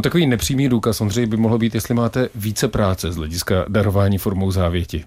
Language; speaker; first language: Czech; native; Czech